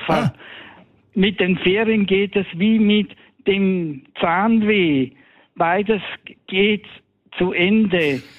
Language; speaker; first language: German; native; German